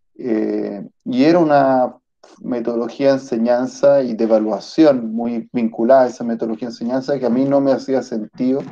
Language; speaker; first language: Spanish; early bilingual, other home language; Italian